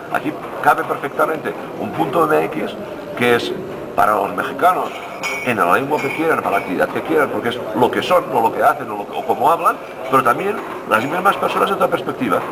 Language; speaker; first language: Spanish; non-native, local second language; Catalan